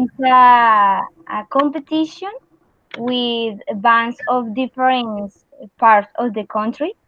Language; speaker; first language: English; non-native, learner; Spanish